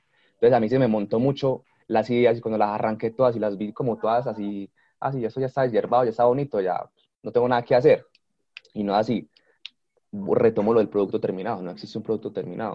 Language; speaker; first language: Spanish; native; Spanish